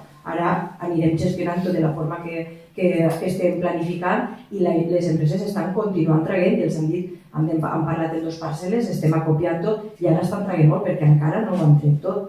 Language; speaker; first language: Catalan; native; Catalan